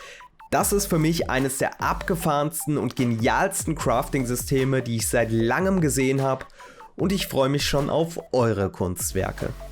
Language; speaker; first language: German; native; German